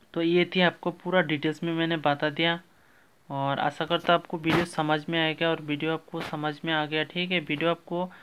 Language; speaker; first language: Hindi; non-native, local second language; Bangla